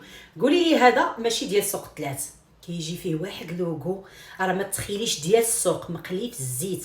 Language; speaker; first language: Arabic; native; Arabic